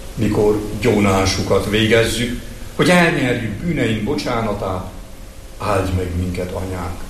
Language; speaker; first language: Hungarian; native; Hungarian